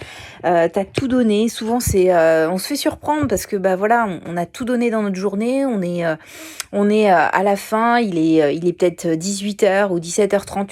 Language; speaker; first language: French; native; French